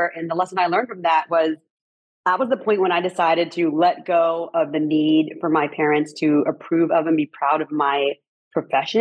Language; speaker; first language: English; native; English